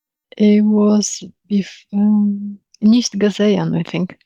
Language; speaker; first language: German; non-native, learner; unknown